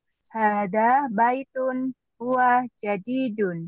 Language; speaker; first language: Arabic; non-native, learner; Indonesian